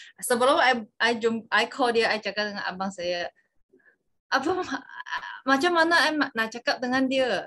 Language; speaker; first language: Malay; non-native, local second language; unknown